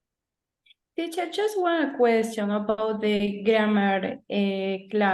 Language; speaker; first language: English; non-native, learner; Spanish